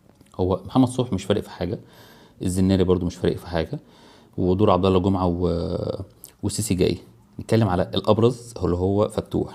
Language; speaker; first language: Arabic; native; Arabic